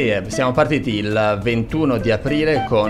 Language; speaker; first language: Italian; native; Italian